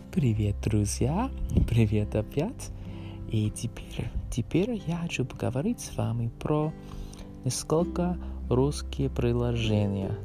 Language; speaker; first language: Russian; non-native, learner; English